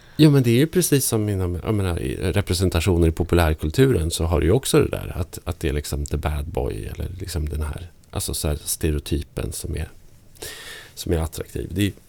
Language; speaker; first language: Swedish; native; Swedish